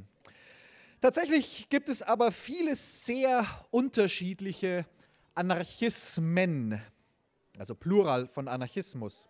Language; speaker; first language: German; native; German